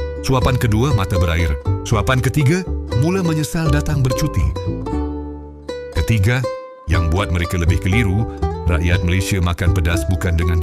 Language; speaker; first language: Malay; native; Malay